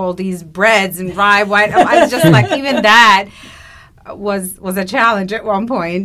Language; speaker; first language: English; non-native, fluent; Turkish